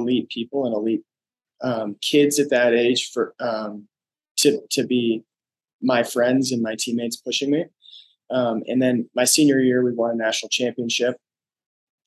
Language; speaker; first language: English; native; English